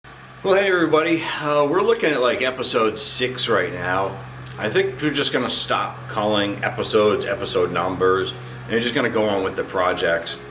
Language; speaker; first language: English; native; English